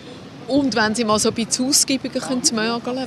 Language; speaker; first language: German; native; German